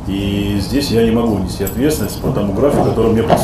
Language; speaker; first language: Russian; native; Russian